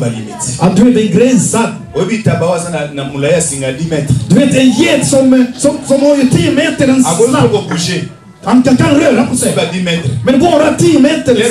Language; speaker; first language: Swedish; non-native, fluent; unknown